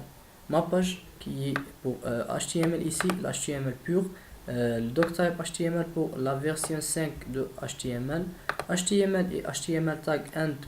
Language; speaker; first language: French; non-native, learner; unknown